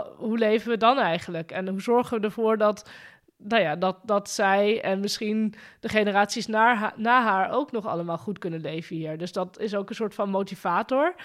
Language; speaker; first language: Dutch; native; Dutch